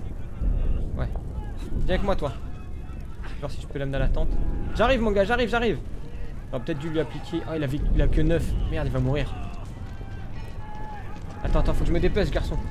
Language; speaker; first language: French; native; French